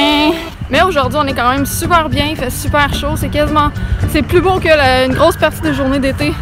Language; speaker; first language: French; native; French